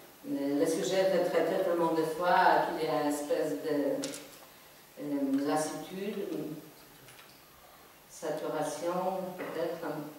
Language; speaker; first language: French; non-native, fluent; Polish